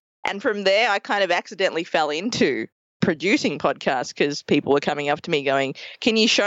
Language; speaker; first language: English; native; English